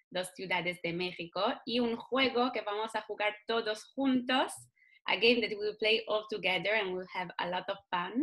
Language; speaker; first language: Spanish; non-native, fluent; Italian